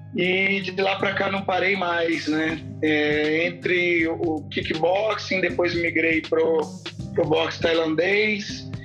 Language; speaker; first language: Portuguese; native; Portuguese